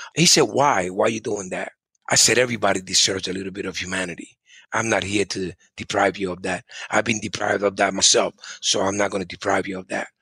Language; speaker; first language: English; early bilingual, other home language; Spanish